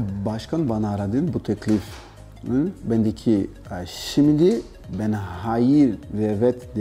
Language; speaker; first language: Turkish; non-native, learner; Portuguese